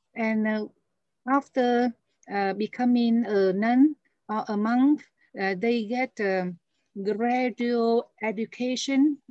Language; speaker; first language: English; non-native, fluent; Vietnamese